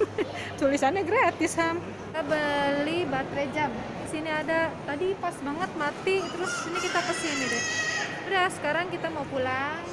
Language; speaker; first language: Indonesian; native; Indonesian